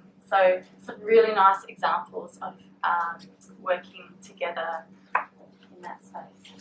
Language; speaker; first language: English; native; English